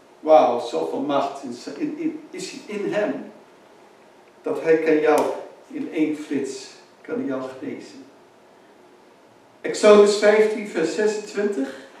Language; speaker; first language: Dutch; native; Dutch